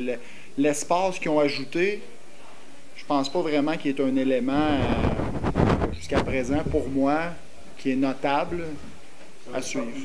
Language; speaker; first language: French; native; French